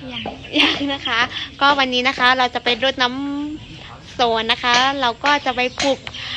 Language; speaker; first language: Thai; non-native, local second language; Shan